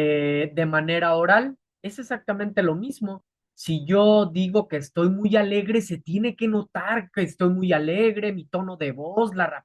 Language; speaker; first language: Spanish; native; Spanish